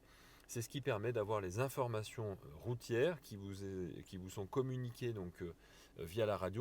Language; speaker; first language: French; native; French